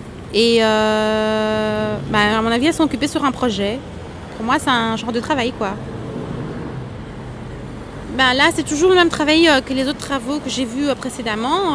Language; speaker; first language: French; native; French